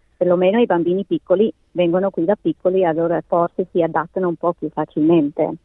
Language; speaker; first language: Italian; early bilingual, heritage; Italian